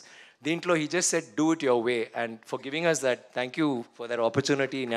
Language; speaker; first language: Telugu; non-native, learner; Tamil